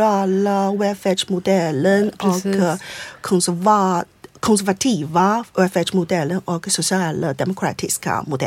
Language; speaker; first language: Swedish; non-native, fluent; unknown